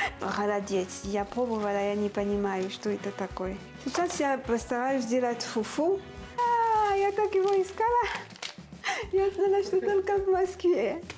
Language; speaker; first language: Russian; non-native, fluent; French